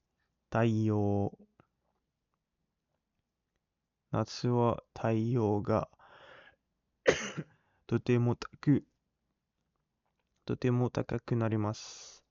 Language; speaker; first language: Japanese; non-native, learner; English